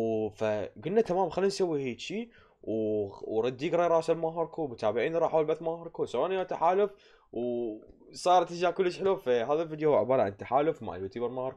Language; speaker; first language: Arabic; native; Arabic